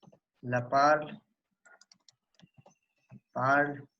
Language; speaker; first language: French; non-native, learner; Hindi